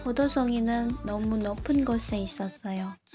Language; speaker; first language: Korean; non-native, learner; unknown